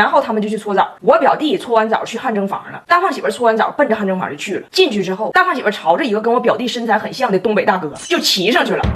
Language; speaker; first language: Chinese; native; Chinese